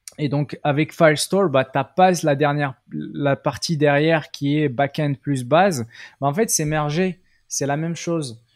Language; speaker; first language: French; non-native, local second language; Arabic